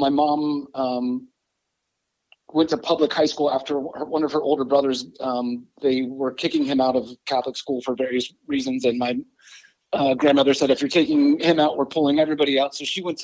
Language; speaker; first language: English; native; English